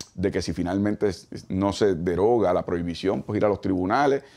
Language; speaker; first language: Spanish; native; Spanish